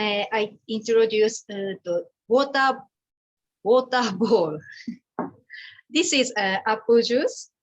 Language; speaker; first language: English; non-native, learner; Japanese